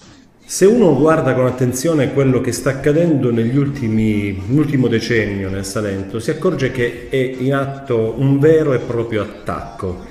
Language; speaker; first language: Italian; native; Italian